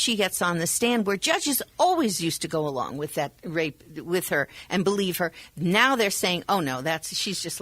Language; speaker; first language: English; native; English